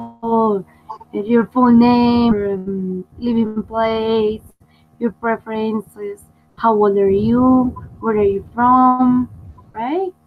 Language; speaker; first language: English; non-native, fluent; Spanish